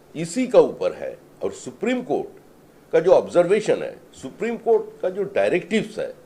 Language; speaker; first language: Hindi; non-native, local second language; Bangla